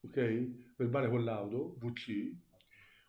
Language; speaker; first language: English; non-native, learner; Italian